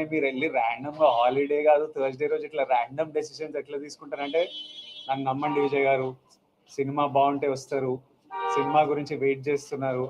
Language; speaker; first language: Telugu; native; Telugu